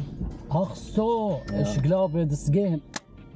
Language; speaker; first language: German; non-native, learner; Arabic